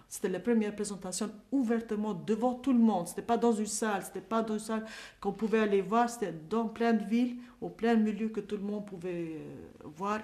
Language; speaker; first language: French; non-native, fluent; Albanian